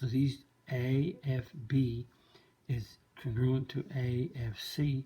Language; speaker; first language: English; native; English